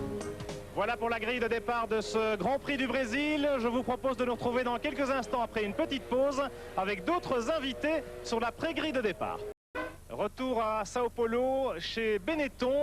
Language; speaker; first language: French; native; French